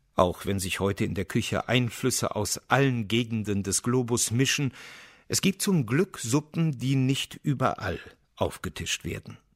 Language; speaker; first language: German; native; German